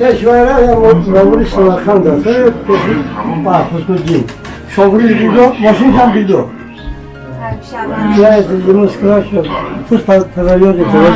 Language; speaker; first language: Russian; non-native, learner; Tajik